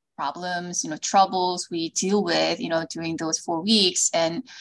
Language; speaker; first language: English; early bilingual, other home language; Korean